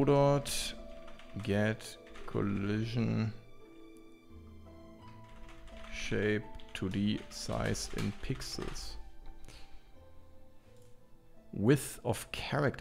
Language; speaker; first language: English; non-native, fluent; German